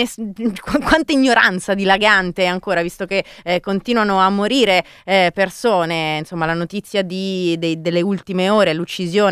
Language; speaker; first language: Italian; native; Italian